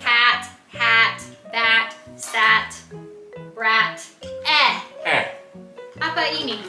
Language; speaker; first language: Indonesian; non-native, learner; English